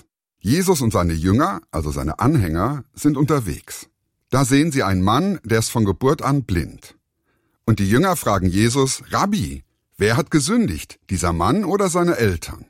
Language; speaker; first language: German; native; German